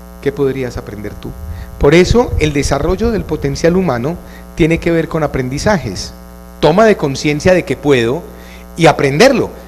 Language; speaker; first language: Spanish; native; Spanish